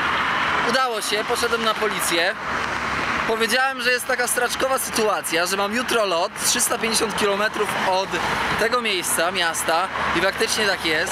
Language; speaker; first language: Polish; native; Polish